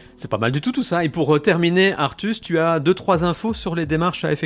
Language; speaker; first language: French; native; French